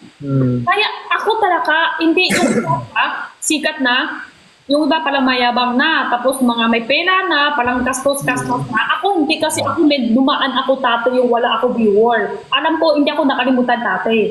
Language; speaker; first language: Filipino; non-native, learner; Korean